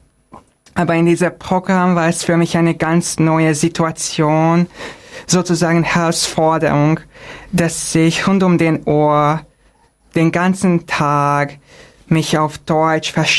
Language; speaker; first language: German; non-native, fluent; Hungarian